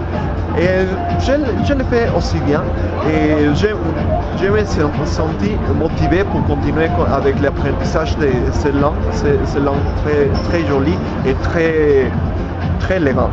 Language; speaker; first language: French; non-native, learner; Spanish